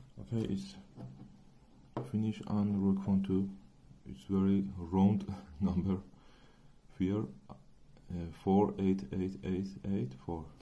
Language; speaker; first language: English; non-native, learner; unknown